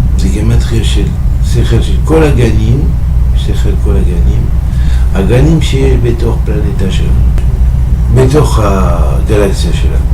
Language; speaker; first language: Hebrew; non-native, fluent; French